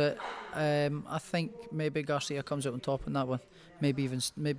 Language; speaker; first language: English; native; English